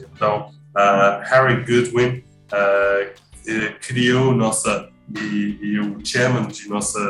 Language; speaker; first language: Portuguese; non-native, fluent; English